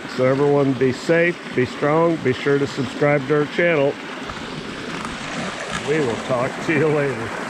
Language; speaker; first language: English; native; English